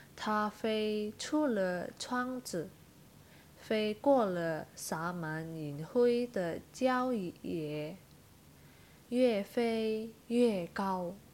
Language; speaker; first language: Chinese; non-native, fluent; Indonesian